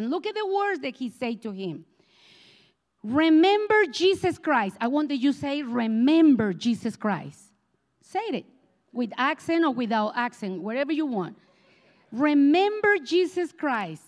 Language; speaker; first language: English; non-native, learner; Spanish